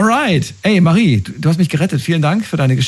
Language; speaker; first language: German; native; German